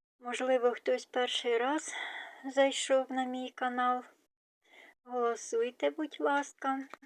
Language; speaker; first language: Ukrainian; non-native, local second language; Russian